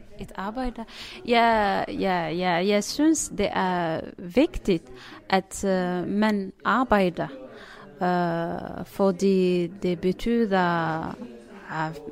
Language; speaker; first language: Norwegian; non-native, learner; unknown